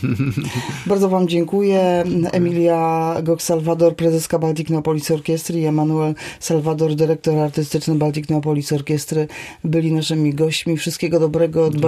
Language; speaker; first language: Polish; native; Polish